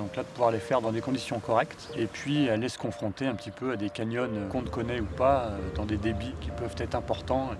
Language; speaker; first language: French; native; French